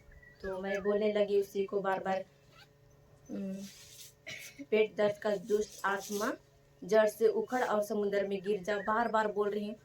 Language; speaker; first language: Hindi; non-native, local second language; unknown